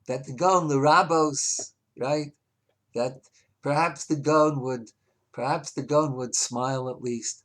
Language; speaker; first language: English; native; English